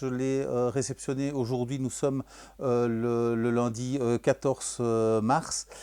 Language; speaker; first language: French; native; French